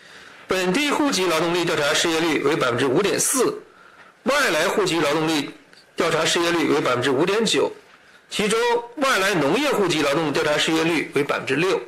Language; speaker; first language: Chinese; native; Chinese